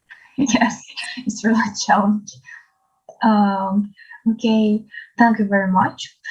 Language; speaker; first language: English; non-native, learner; Ukrainian